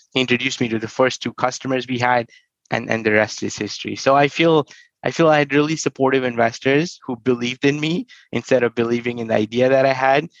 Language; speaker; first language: English; non-native, local second language; Hindi